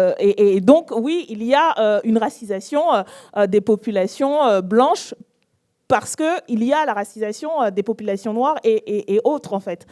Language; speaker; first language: French; native; French